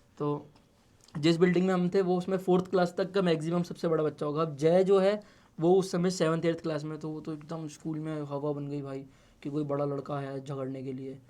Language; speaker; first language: Hindi; native; Hindi